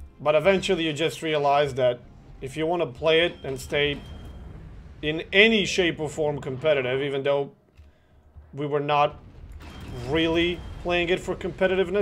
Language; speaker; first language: English; non-native, fluent; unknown